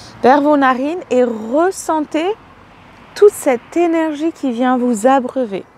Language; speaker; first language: French; native; French